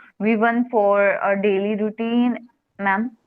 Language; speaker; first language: English; non-native, learner; Hindi